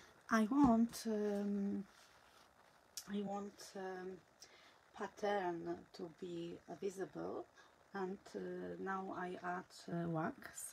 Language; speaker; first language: English; non-native, learner; Polish